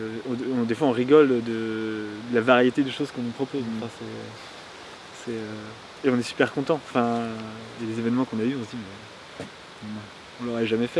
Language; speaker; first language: French; native; French